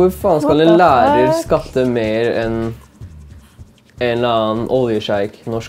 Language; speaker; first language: Norwegian; native; Norwegian